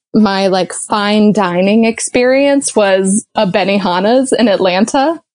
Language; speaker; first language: English; native; English